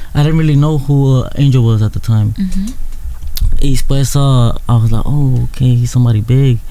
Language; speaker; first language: English; early bilingual, other home language; Spanish